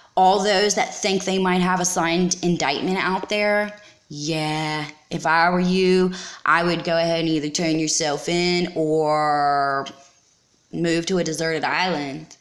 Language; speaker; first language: English; native; English